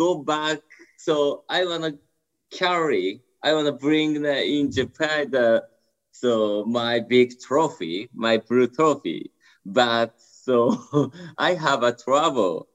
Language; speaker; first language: English; non-native, learner; Japanese